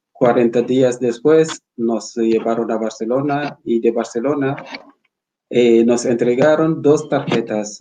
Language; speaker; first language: Spanish; non-native, fluent; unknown